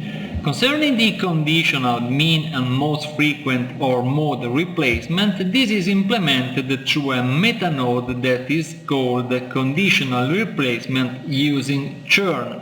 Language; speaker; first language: English; non-native, fluent; Italian